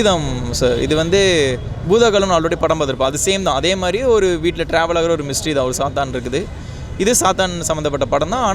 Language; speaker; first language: Tamil; non-native, local second language; Malayalam